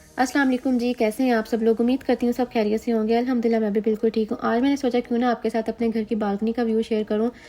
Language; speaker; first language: Urdu; native; Urdu